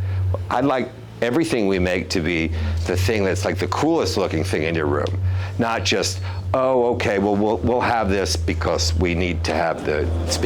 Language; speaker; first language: English; native; English